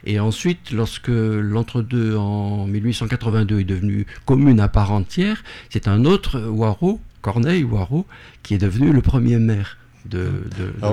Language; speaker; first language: French; native; French